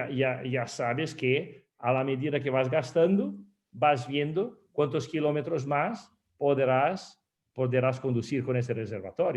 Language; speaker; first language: Spanish; non-native, fluent; Portuguese